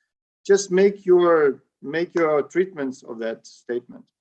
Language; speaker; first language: English; non-native, fluent; Russian